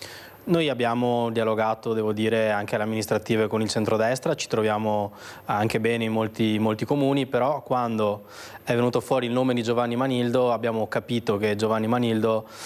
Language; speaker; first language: Italian; native; Italian